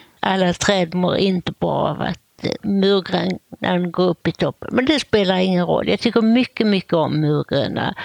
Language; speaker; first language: Swedish; native; Swedish